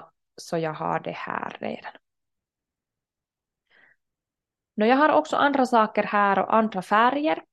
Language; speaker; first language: Swedish; non-native, local second language; Finnish